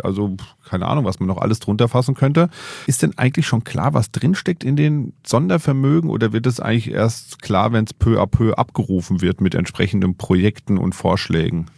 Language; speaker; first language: German; native; German